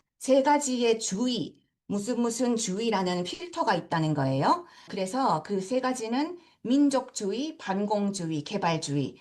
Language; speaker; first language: Korean; early bilingual, heritage; Japanese